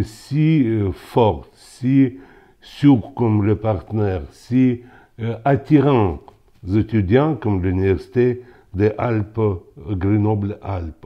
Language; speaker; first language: French; non-native, local second language; Ukrainian